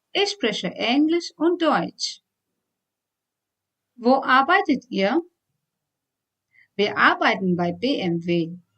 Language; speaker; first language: German; non-native, fluent; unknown